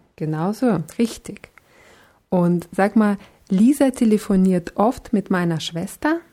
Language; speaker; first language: German; non-native, fluent; Russian